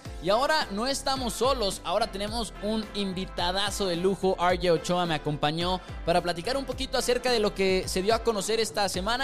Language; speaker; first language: Spanish; native; Spanish